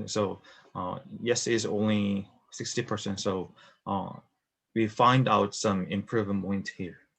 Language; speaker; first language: English; non-native, learner; Korean